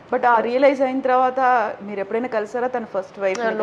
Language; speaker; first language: Telugu; native; Telugu